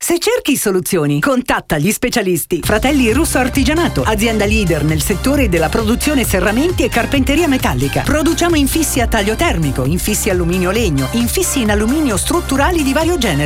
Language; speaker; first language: Italian; native; Italian